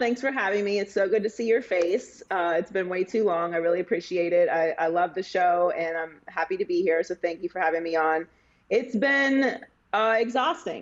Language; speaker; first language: English; native; English